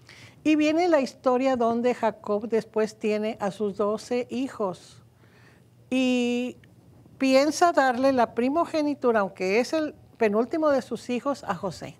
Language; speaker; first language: Spanish; native; Spanish